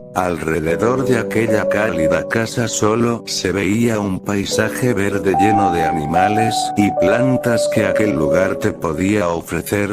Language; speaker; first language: Spanish; native; Spanish